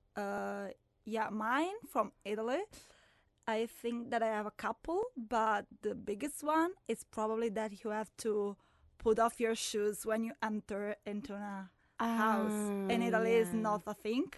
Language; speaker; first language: English; non-native, fluent; Italian